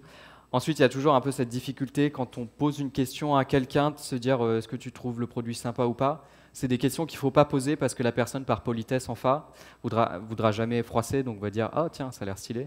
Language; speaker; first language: French; native; French